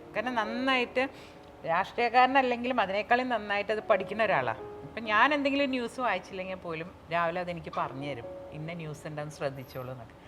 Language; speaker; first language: Malayalam; native; Malayalam